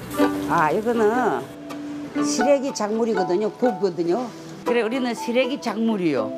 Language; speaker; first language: Korean; early bilingual, heritage; Korean